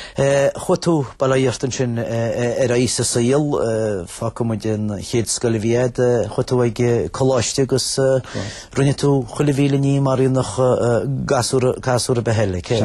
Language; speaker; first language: Irish; native; Irish